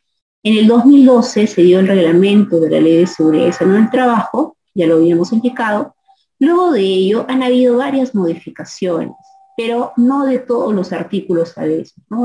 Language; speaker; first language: Spanish; native; Spanish